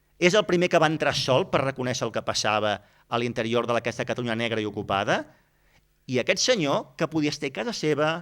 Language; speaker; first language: Catalan; native; Catalan